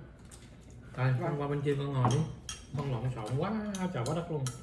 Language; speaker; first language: Vietnamese; native; Vietnamese